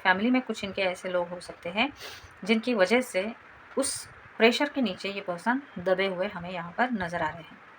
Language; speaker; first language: Hindi; native; Hindi